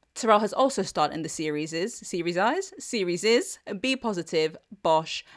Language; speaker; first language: English; native; English